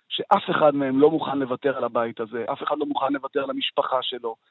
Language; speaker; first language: Hebrew; native; Hebrew